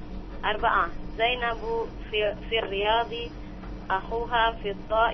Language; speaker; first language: Arabic; non-native, learner; Indonesian